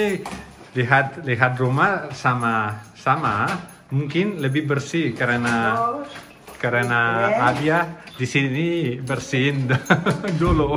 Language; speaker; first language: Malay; non-native, fluent; Catalan